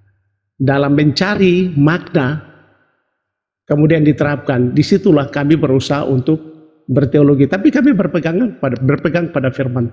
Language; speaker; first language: Indonesian; native; Indonesian